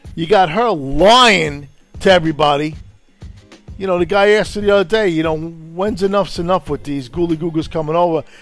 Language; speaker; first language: English; non-native, fluent; Italian